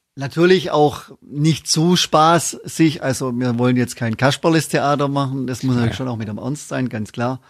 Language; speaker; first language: German; native; German